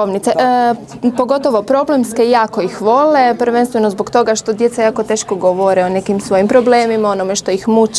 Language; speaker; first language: Croatian; native; Croatian